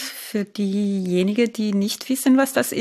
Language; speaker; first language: German; non-native, fluent; Italian